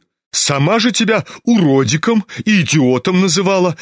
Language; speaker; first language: Russian; native; Russian